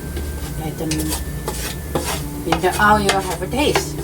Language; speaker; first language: English; non-native, learner; Chinese